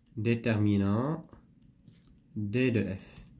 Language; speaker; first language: French; non-native, local second language; Arabic